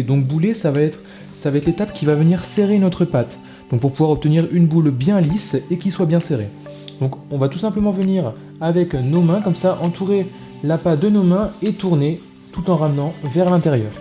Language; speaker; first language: French; native; French